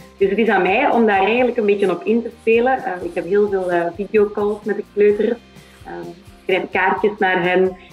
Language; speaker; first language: Dutch; native; Dutch